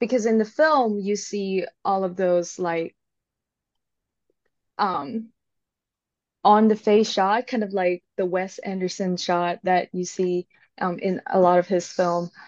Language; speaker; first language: English; non-native, local second language; Cantonese